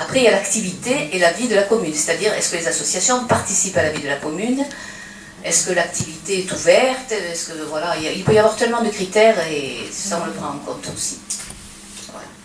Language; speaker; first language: French; native; French